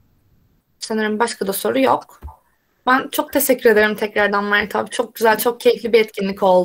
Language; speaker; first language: Turkish; native; Turkish